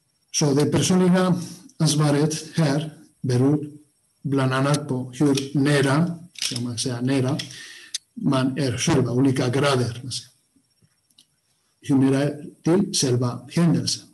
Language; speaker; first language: Swedish; non-native, fluent; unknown